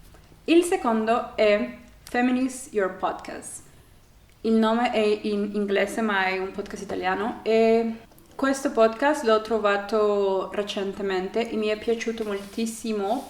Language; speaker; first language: Italian; non-native, learner; Spanish